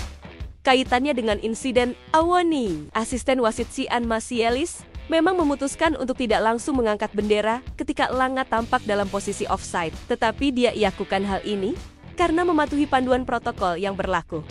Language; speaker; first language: Indonesian; native; Indonesian